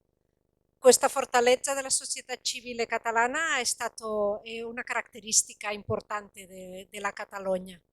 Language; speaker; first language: Italian; non-native, fluent; Catalan